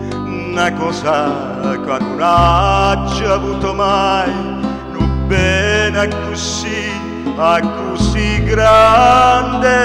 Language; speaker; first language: Italian; native; Italian